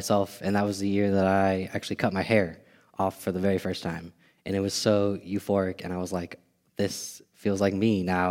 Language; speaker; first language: English; native; English